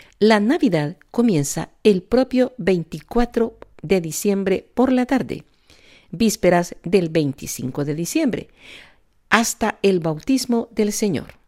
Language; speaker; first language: Spanish; native; Spanish